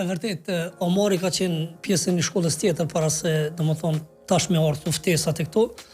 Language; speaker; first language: Albanian; native; Albanian